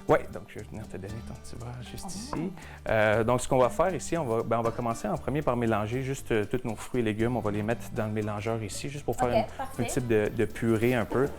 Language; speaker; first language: French; native; French